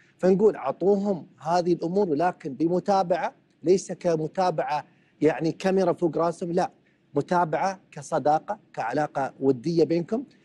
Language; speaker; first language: Arabic; native; Arabic